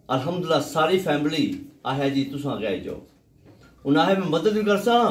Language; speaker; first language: Urdu; non-native, local second language; Punjabi